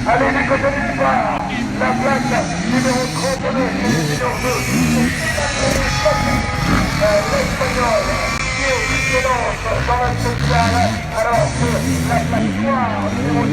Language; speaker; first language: French; native; French